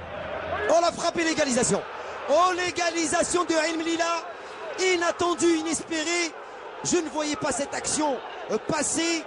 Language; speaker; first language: French; non-native, local second language; Arabic